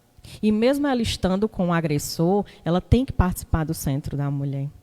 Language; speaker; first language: Portuguese; native; Portuguese